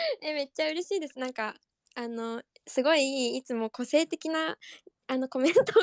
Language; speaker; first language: Japanese; native; Japanese